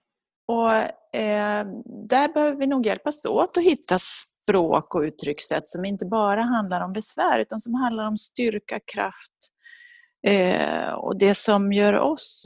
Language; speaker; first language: Swedish; native; Swedish